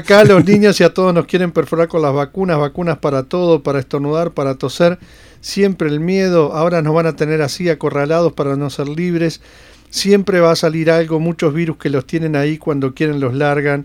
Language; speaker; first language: Spanish; native; Spanish